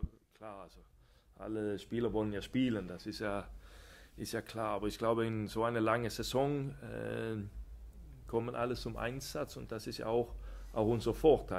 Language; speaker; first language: German; non-native, fluent; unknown